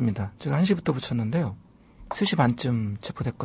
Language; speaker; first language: Korean; native; Korean